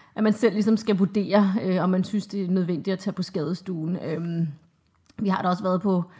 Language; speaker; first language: Danish; native; Danish